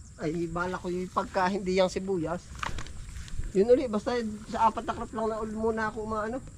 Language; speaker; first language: Filipino; native; Filipino